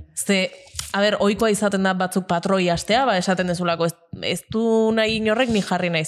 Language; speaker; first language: Basque; native; Basque